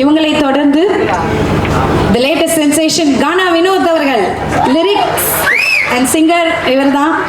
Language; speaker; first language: Tamil; native; Tamil